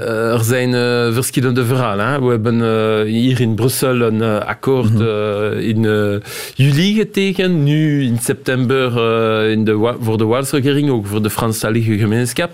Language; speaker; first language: Dutch; non-native, local second language; French